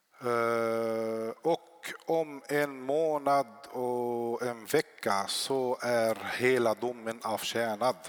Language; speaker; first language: Swedish; non-native, fluent; Arabic